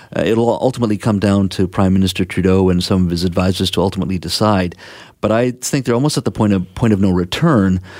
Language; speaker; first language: English; native; English